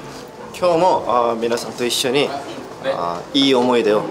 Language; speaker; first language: Japanese; non-native, learner; Korean